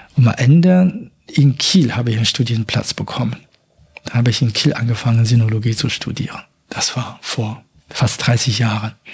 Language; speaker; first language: German; non-native, fluent; Chinese